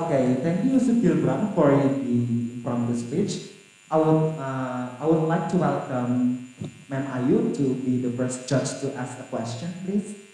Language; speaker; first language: English; non-native, fluent; Indonesian